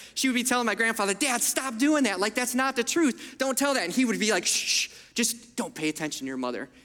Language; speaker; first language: English; early bilingual, other home language; Italian